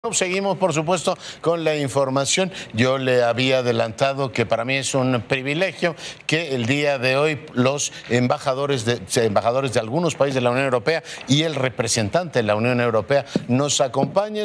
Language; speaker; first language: Spanish; native; Spanish